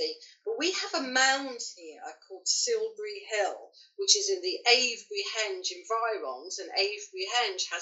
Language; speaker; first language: English; native; English